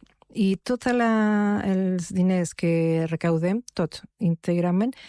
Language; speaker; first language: Catalan; non-native, fluent; Spanish